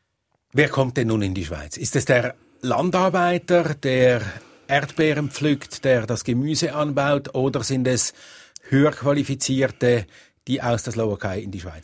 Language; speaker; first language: German; native; German